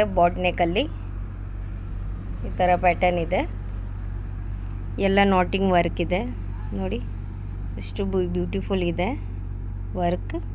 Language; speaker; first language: Kannada; non-native, local second language; Urdu